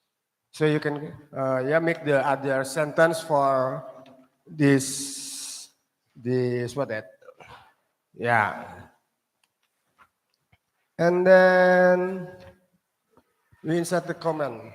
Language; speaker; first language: English; non-native, learner; Indonesian